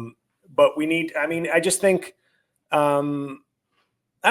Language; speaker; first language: English; native; English